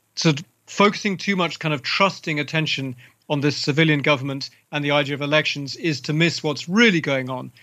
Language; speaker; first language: English; native; English